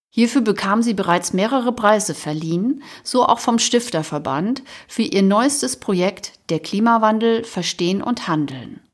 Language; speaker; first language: German; native; German